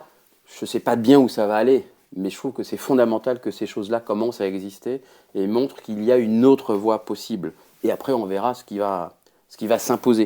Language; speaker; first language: French; native; French